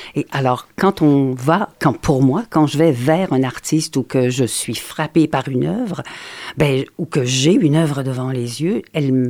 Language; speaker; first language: French; native; French